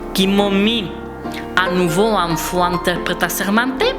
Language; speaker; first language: French; non-native, fluent; Spanish